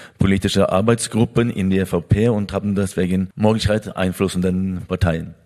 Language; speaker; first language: German; non-native, fluent; Norwegian